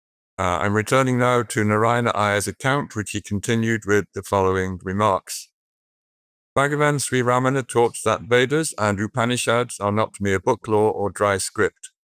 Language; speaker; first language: English; native; English